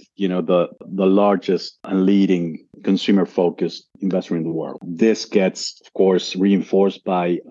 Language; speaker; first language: English; non-native, fluent; Spanish